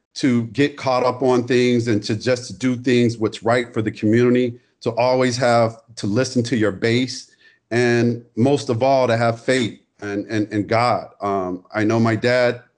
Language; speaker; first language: English; native; English